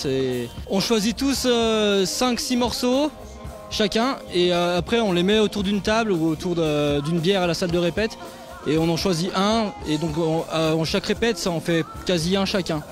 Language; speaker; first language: French; native; French